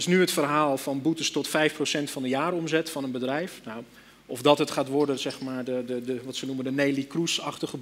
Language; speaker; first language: Dutch; native; Dutch